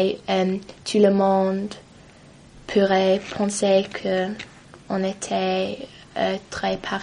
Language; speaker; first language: French; non-native, learner; English